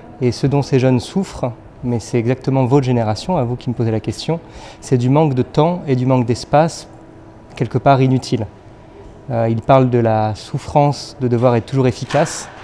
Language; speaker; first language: French; native; French